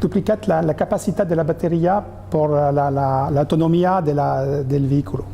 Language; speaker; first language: Spanish; non-native, learner; French